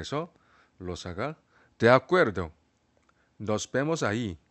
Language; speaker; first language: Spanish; non-native, fluent; Korean